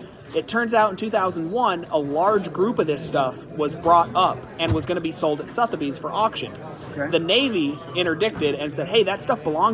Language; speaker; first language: English; native; English